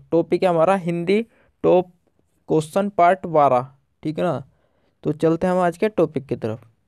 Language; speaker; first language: Hindi; native; Hindi